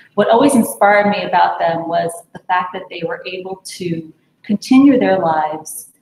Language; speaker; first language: English; native; English